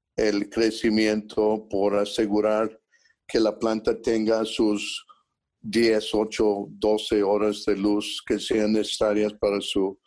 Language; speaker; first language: Spanish; early bilingual, heritage; Spanish